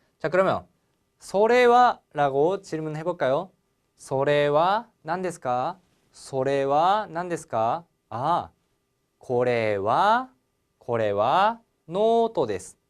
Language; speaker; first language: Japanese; non-native, fluent; Korean